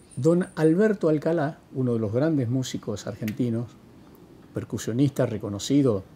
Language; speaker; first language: Spanish; native; Spanish